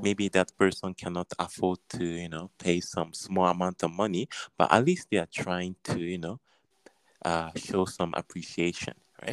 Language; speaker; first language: English; non-native, learner; Japanese